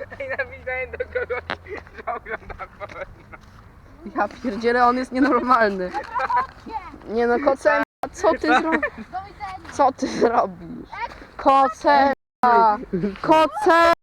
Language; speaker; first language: Polish; native; Polish